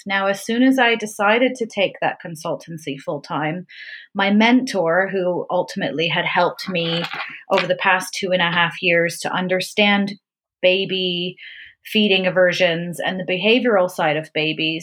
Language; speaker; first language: English; native; English